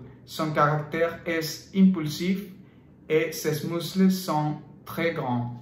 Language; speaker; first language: French; non-native, learner; Spanish